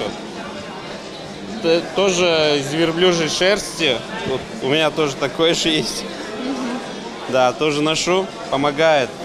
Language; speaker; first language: Russian; non-native, fluent; Turkmen